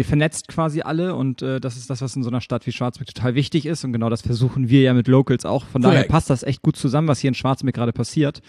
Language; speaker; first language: German; native; German